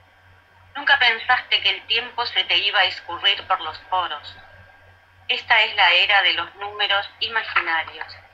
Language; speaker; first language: Spanish; native; Spanish